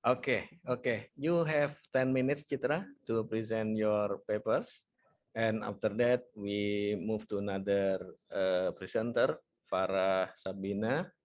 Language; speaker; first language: English; non-native, fluent; Indonesian